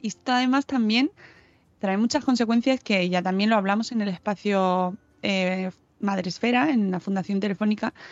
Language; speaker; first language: Spanish; native; Spanish